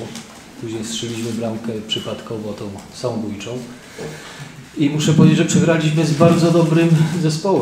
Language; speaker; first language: Polish; native; Polish